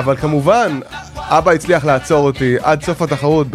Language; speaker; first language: Hebrew; native; Hebrew